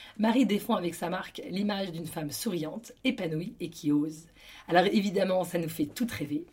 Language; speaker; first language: French; native; French